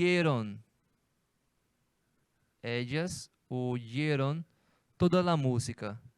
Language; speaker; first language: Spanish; non-native, fluent; Portuguese